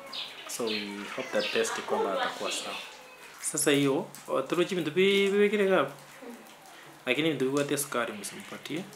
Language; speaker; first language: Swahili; non-native, local second language; Gusii